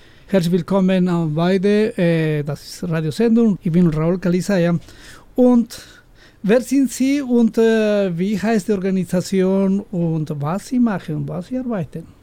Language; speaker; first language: German; non-native, learner; Spanish